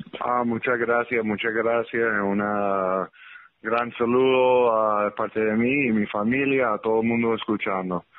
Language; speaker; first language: Spanish; early bilingual, heritage; English